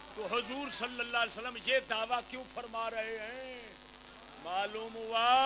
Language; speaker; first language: Urdu; non-native, local second language; Punjabi